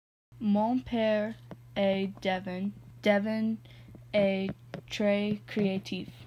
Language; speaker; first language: French; non-native, learner; English